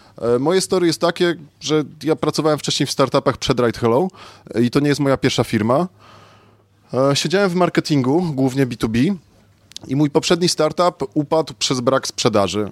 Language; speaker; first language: Polish; native; Polish